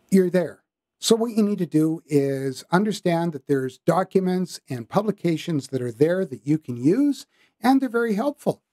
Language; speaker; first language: English; native; English